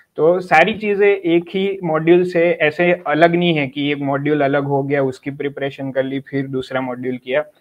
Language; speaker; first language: Hindi; non-native, local second language; Gujarati